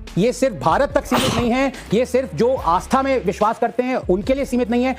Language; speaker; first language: Hindi; non-native, local second language; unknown